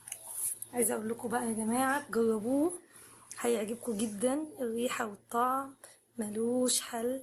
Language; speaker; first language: Arabic; native; Arabic